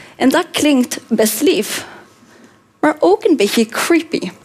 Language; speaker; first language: Dutch; non-native, fluent; Norwegian